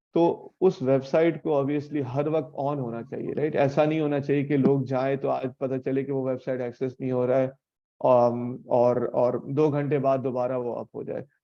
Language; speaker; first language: Urdu; native; Urdu